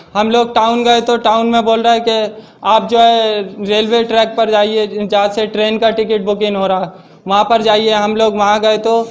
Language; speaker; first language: Hindi; native; Hindi